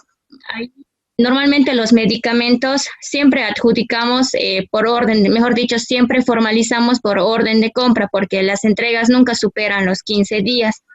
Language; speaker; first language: Spanish; native; Spanish